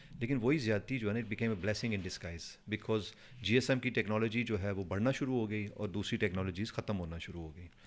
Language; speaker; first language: Urdu; non-native, fluent; Punjabi